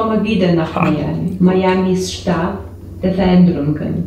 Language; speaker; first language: German; non-native, learner; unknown